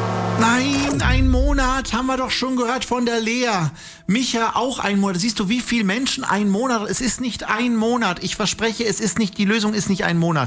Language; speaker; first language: German; native; German